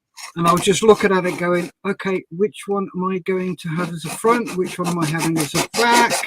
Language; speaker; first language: English; native; English